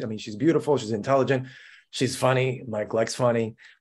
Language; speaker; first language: English; native; English